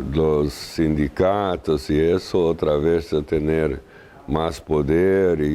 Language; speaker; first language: Spanish; non-native, fluent; Portuguese